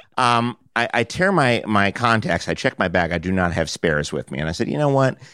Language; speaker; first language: English; native; English